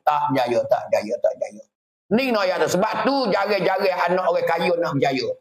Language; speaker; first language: Malay; native; Malay